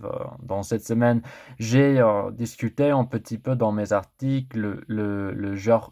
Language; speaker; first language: French; non-native, learner; English